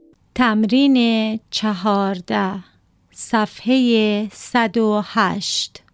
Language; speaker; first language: Persian; non-native, learner; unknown